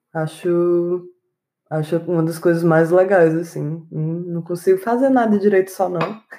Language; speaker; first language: Portuguese; native; Portuguese